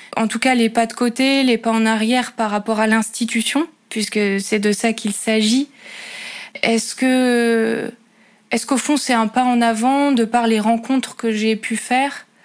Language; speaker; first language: French; native; French